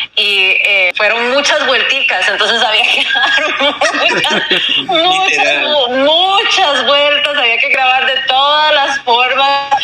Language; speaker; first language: Spanish; early bilingual, heritage; Spanish